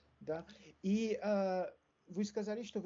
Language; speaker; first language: Russian; non-native, learner; French